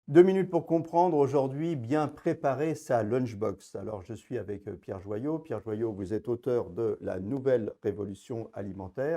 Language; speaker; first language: French; native; French